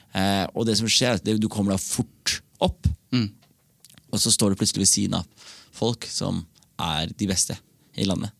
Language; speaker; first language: Norwegian; early bilingual, other home language; Somali